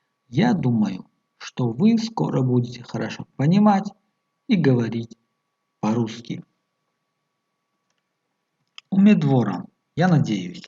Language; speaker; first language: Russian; non-native, fluent; Tajik